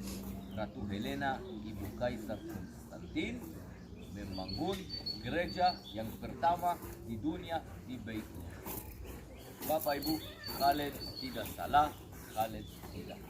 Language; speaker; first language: Indonesian; non-native, fluent; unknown